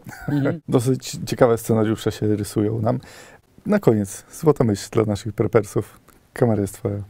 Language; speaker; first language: Polish; native; Polish